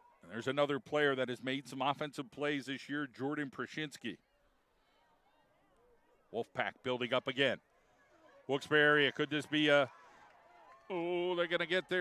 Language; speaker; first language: English; native; English